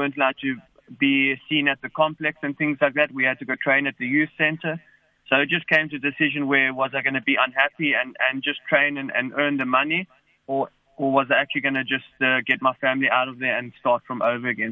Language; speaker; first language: English; native; English